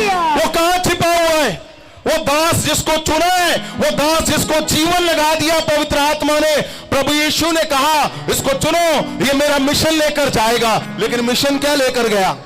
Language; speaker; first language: Hindi; non-native, local second language; Punjabi